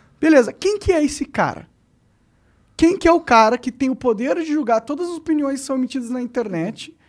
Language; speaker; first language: Portuguese; native; Portuguese